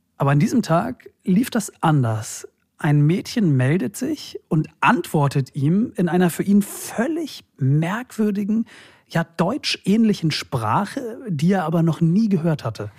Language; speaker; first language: German; native; German